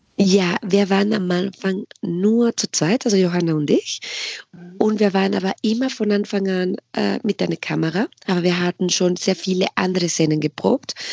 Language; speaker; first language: German; non-native, fluent; Spanish